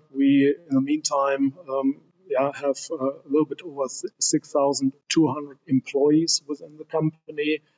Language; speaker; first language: English; non-native, fluent; German